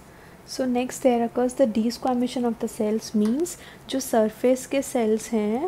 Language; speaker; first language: English; non-native, local second language; Hindi